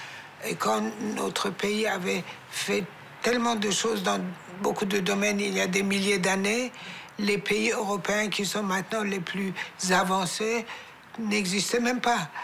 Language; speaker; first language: French; non-native, fluent; Persian